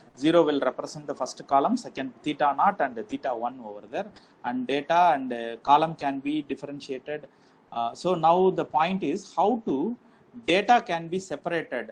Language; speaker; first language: English; non-native, local second language; Tamil